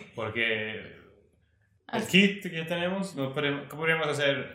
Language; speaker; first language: Spanish; non-native, learner; Swedish